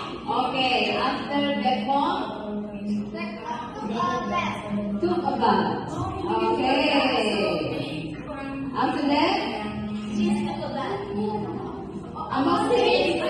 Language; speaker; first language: English; non-native, learner; Indonesian